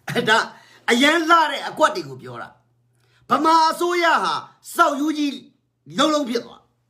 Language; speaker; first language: Burmese; native; Burmese